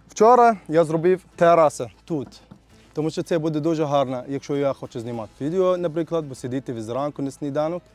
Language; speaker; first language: Ukrainian; non-native, learner; Arabic